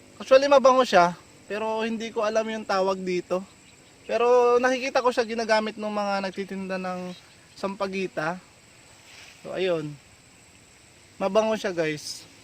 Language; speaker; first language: Filipino; non-native, local second language; Bikol